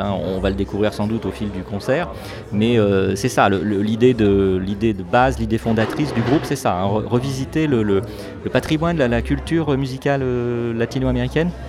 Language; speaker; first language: French; native; French